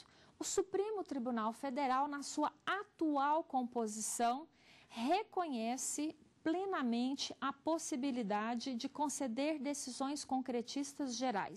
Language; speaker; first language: Portuguese; native; Portuguese